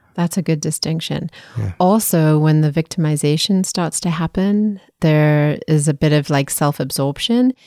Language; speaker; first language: English; native; English